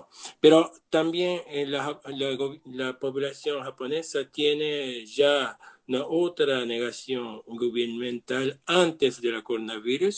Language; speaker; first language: Spanish; non-native, learner; Japanese